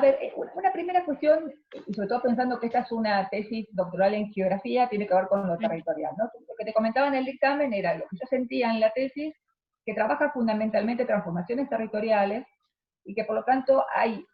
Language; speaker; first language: Spanish; native; Spanish